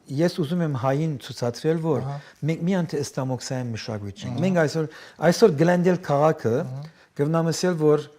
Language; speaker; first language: Armenian; early bilingual, heritage; Armenian